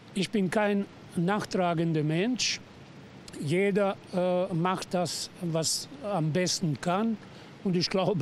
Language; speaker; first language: German; non-native, fluent; Serbian